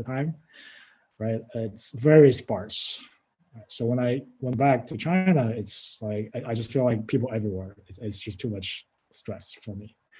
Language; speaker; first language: English; non-native, fluent; Chinese